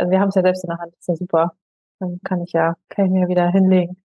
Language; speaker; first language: German; native; German